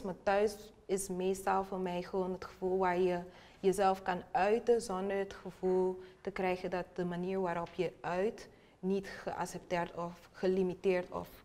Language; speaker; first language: Dutch; non-native, local second language; Papiamento